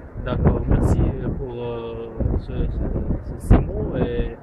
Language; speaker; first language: French; non-native, local second language; Arabic